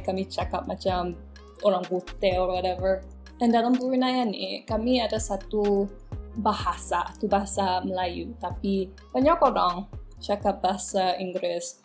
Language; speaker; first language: Indonesian; non-native, local second language; English